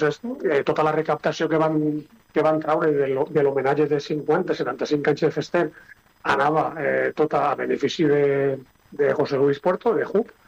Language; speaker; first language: Catalan; native; Catalan